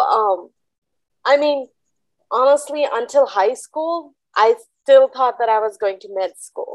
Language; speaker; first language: English; non-native, local second language; Bangla